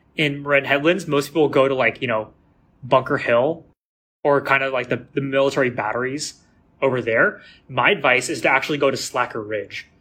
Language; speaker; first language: English; native; English